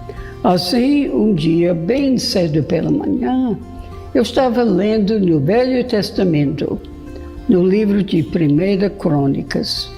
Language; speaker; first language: Portuguese; non-native, fluent; English